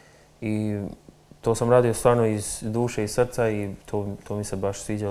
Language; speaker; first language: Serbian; non-native, local second language; Albanian